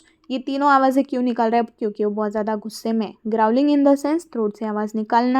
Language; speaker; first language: Hindi; native; Hindi